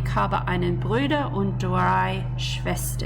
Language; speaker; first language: German; non-native, fluent; English